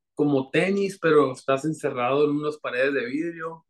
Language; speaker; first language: Spanish; native; Spanish